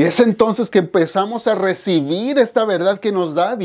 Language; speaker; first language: Spanish; native; Spanish